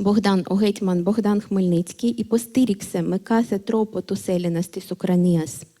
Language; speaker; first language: Greek; non-native, fluent; Ukrainian